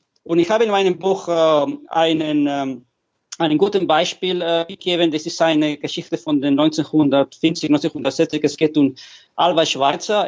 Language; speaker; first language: German; non-native, fluent; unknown